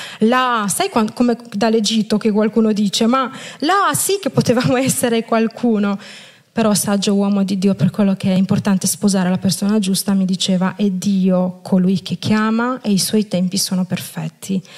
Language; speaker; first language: Italian; non-native, fluent; Romanian